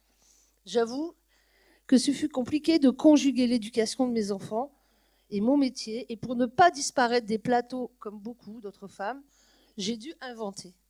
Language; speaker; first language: French; native; French